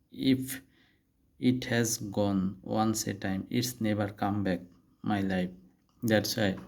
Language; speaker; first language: English; non-native, learner; Bangla